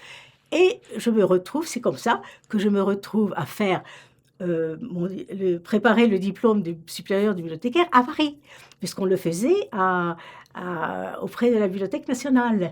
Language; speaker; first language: French; native; French